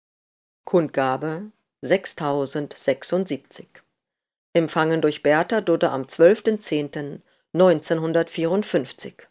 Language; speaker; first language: German; native; German